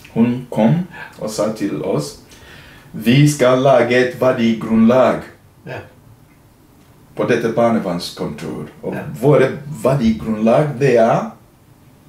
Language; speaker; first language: Norwegian; non-native, fluent; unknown